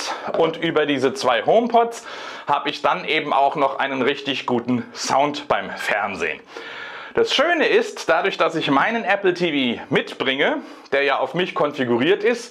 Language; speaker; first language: German; native; German